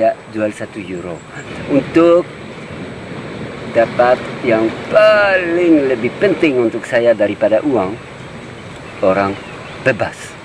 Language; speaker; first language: Indonesian; non-native, fluent; French